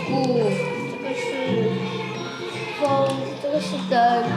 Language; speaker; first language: Chinese; non-native, local second language; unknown